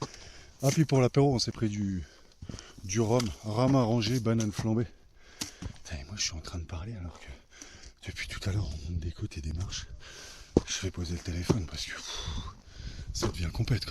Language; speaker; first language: French; native; French